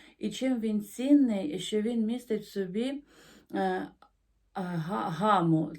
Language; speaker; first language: Ukrainian; non-native, local second language; Russian